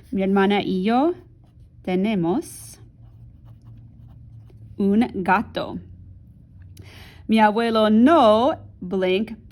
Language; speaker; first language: Spanish; non-native, fluent; English